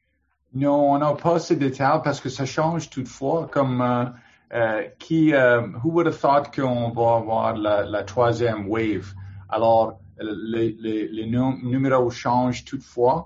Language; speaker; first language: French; non-native, learner; English